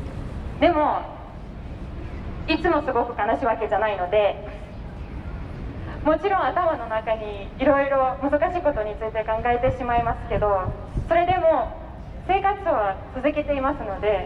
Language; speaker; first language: Japanese; non-native, fluent; Ukrainian